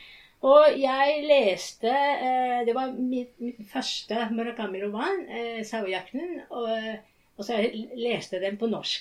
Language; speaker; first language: Norwegian; non-native, fluent; Japanese